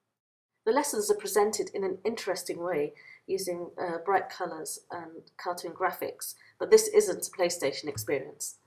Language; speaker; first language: English; native; English